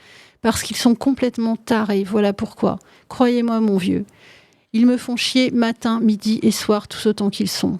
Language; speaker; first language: French; native; French